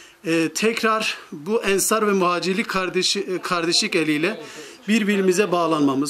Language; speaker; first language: Turkish; native; Turkish